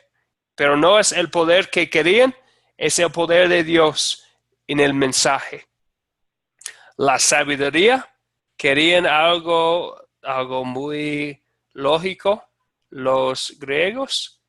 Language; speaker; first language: Spanish; non-native, fluent; English